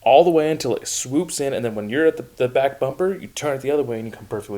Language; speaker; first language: English; native; English